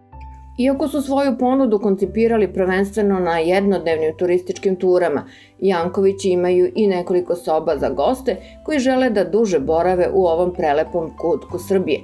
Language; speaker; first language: Serbian; native; Serbian